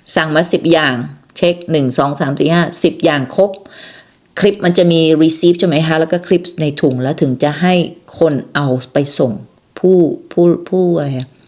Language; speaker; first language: Thai; native; Thai